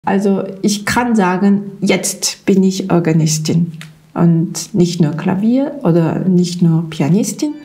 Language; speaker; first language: German; non-native, learner; Korean